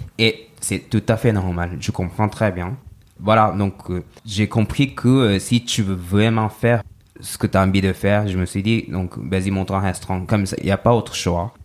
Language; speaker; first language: French; non-native, fluent; Japanese